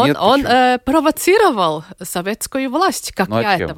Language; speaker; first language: Russian; non-native, local second language; Latvian